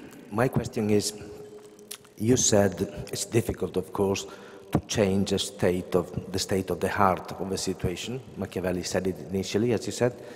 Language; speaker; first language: English; non-native, fluent; Italian